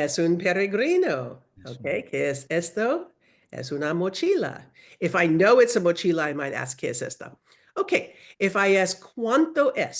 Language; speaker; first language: Spanish; non-native, learner; English